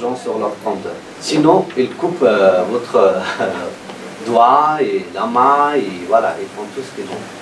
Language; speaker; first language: French; non-native, fluent; Persian